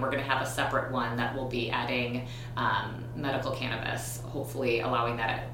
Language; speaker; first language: English; native; English